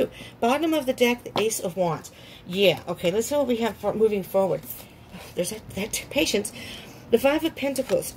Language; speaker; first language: English; native; English